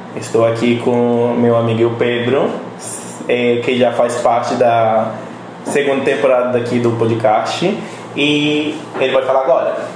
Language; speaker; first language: Portuguese; non-native, fluent; Spanish